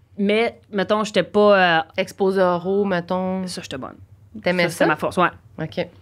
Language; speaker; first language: French; native; French